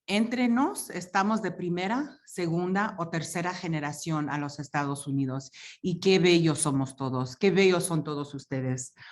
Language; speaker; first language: Spanish; early bilingual, heritage; Spanish